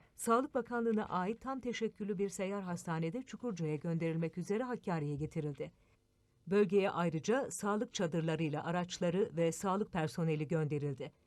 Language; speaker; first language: Turkish; native; Turkish